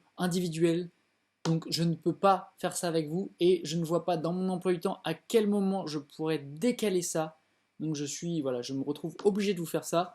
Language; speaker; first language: French; native; French